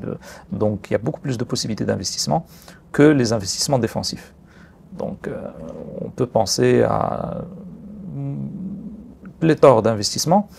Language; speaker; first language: French; non-native, local second language; Arabic